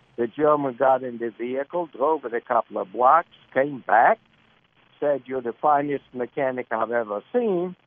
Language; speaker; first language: English; early bilingual, other home language; Lithuanian